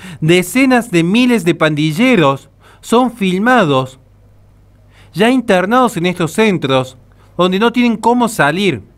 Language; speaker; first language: Spanish; native; Spanish